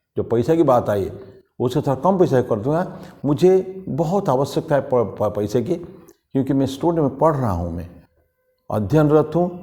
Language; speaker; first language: Hindi; non-native, local second language; Odia